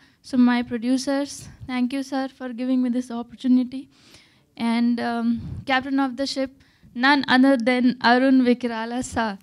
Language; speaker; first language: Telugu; non-native, learner; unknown